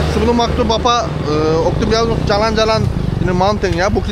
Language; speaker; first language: Indonesian; non-native, learner; Turkish